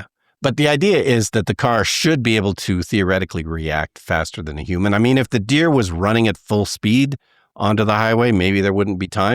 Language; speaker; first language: English; native; English